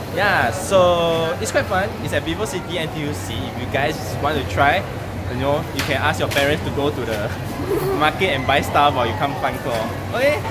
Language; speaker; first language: English; non-native, local second language; Chinese